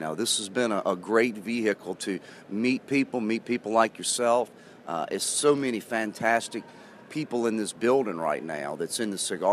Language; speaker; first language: English; native; English